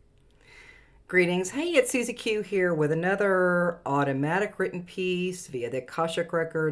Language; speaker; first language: English; native; English